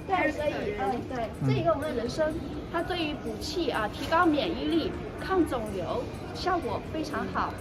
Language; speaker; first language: Chinese; native; Chinese